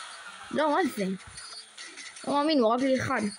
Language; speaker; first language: Hebrew; native; Hebrew